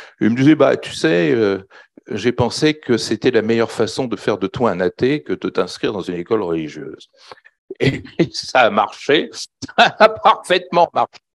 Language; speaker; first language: French; native; French